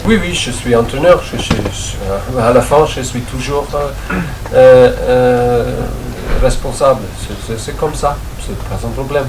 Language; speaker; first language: French; non-native, learner; German